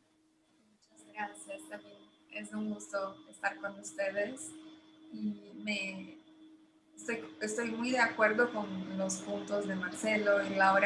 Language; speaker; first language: Spanish; non-native, fluent; Portuguese